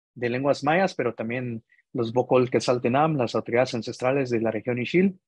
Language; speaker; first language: Spanish; early bilingual, heritage; Spanish